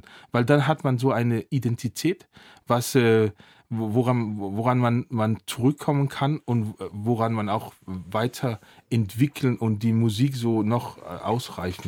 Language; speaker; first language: German; non-native, fluent; Danish